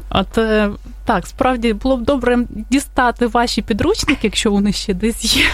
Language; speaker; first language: Ukrainian; native; Ukrainian